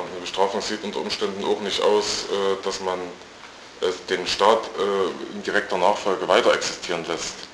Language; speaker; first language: German; native; German